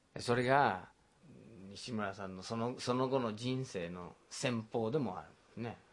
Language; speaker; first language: Japanese; non-native, fluent; English